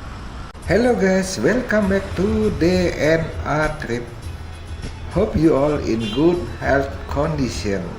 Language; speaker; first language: English; non-native, fluent; Indonesian